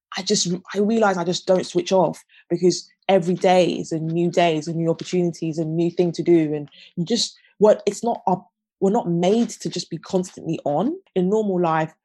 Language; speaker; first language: English; native; English